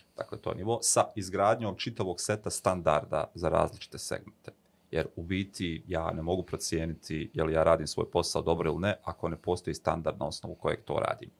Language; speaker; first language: Bosnian; native; Bosnian